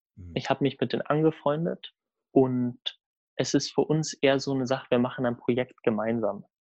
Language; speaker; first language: German; early bilingual, other home language; Swedish